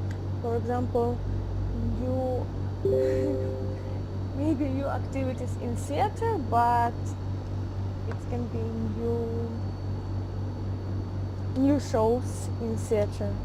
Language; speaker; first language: English; non-native, learner; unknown